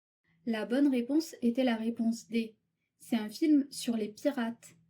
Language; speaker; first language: French; native; French